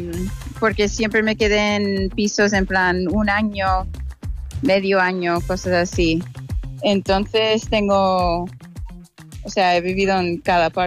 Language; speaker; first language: Spanish; non-native, fluent; English